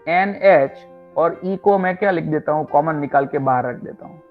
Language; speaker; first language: Hindi; non-native, local second language; Gujarati